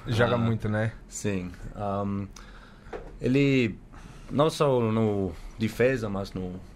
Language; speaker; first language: Portuguese; non-native, learner; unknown